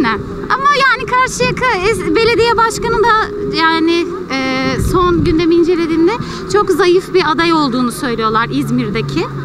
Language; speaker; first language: Turkish; native; Turkish